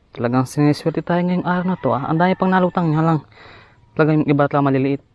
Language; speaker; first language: Filipino; non-native, local second language; Bikol